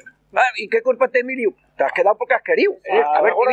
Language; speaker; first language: Spanish; non-native, local second language; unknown